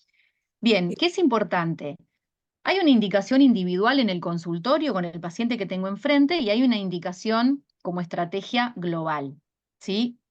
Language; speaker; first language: Spanish; native; Spanish